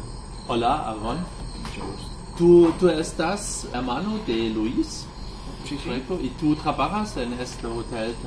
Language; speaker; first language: Spanish; non-native, learner; German